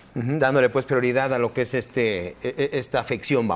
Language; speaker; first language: Spanish; native; Spanish